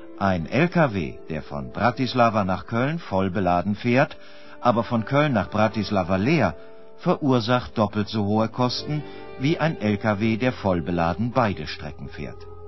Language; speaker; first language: German; native; German